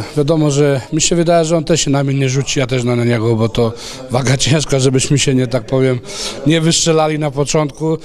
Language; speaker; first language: Polish; non-native, fluent; Serbian